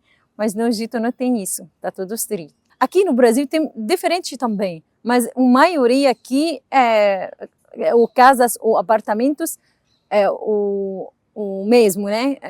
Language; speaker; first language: Portuguese; non-native, learner; Arabic